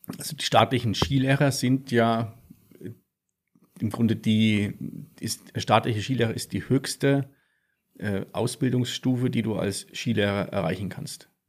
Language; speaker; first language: German; native; German